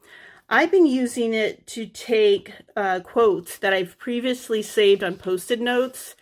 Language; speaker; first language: English; native; English